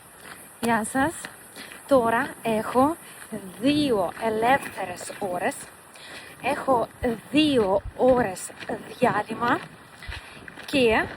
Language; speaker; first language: Greek; non-native, fluent; Russian